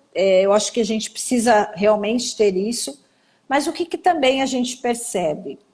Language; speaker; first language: Portuguese; native; Portuguese